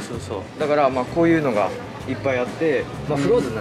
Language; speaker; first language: Japanese; native; Japanese